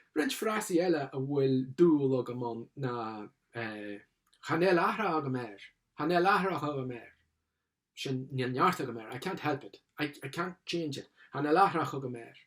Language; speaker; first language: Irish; non-native, local second language; English